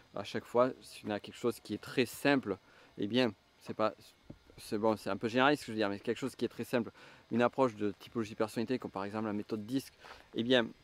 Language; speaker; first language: French; native; French